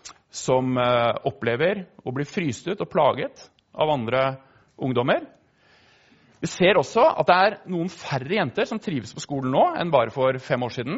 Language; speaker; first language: Norwegian; native; Norwegian